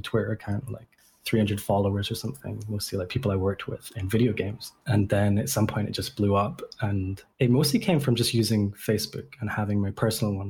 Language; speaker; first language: English; native; English